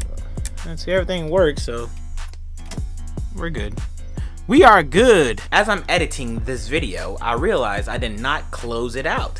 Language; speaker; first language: English; native; English